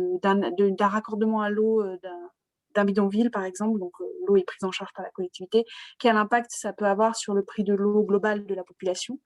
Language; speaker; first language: French; native; French